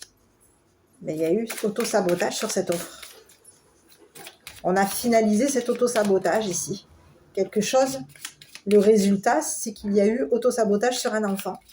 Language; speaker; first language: French; native; French